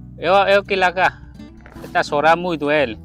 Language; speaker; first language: Portuguese; non-native, learner; Vietnamese